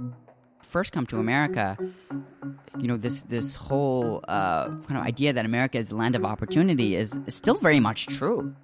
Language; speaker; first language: English; early bilingual, other home language; Arabic